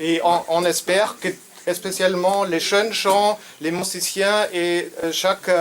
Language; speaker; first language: French; non-native, learner; German